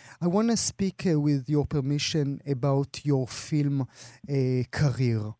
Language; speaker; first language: English; non-native, fluent; Hebrew